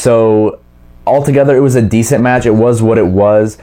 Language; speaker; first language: English; native; English